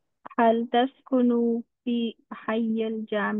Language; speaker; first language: Arabic; non-native, learner; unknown